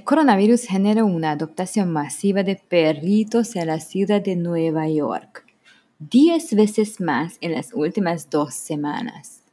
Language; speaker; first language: Spanish; non-native, learner; Hungarian